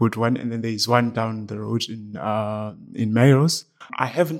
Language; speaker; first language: English; non-native, local second language; Xhosa